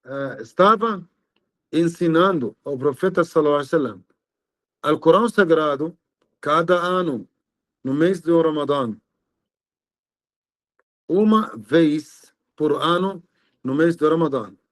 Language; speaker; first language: Portuguese; non-native, fluent; Arabic